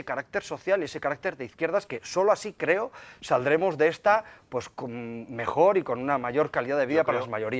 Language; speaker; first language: Spanish; native; Spanish